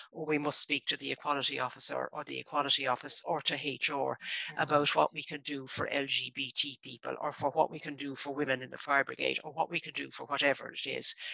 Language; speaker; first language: English; native; English